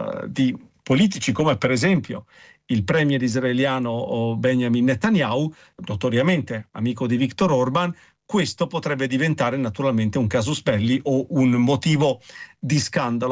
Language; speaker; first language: Italian; native; Italian